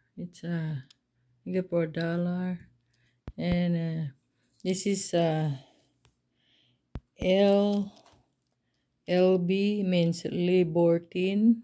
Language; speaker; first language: English; non-native, learner; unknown